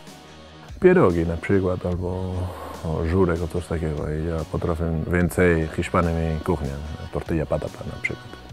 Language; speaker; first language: Polish; non-native, learner; Spanish